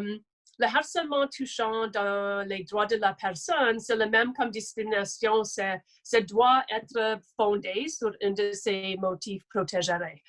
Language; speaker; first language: French; non-native, local second language; English